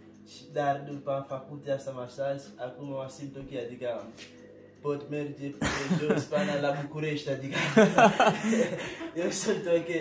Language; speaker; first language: Romanian; non-native, learner; Swahili